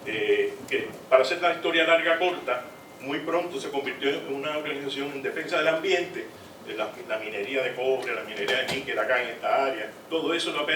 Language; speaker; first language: Spanish; native; Spanish